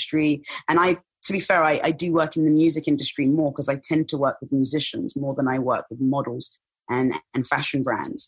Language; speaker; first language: English; native; English